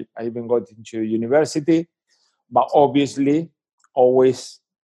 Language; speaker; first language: English; non-native, fluent; Spanish